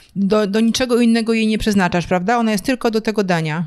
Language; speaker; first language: Polish; native; Polish